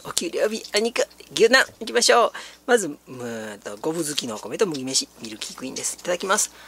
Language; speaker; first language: Japanese; native; Japanese